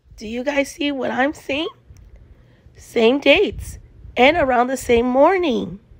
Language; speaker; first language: English; native; English